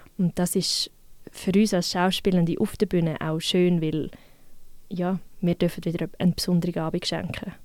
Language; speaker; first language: German; native; German